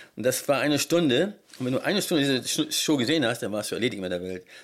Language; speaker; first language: German; early bilingual, heritage; German